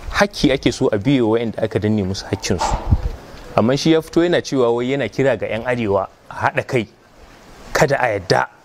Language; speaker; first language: Hausa; non-native, local second language; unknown